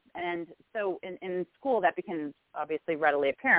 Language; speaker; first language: English; native; English